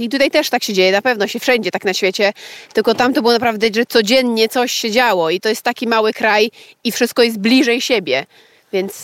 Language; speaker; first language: Polish; early bilingual, heritage; Polish